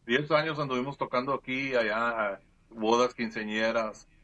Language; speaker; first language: Spanish; early bilingual, heritage; Spanish